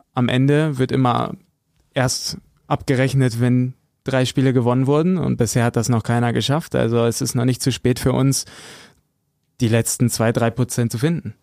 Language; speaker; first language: German; native; German